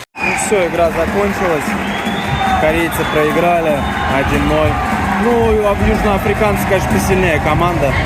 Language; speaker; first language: Russian; native; Russian